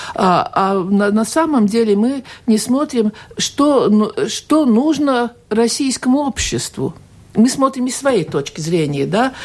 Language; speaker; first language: Russian; non-native, local second language; Latvian